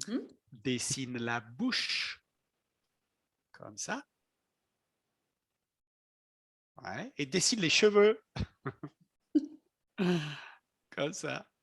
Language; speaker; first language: French; non-native, fluent; English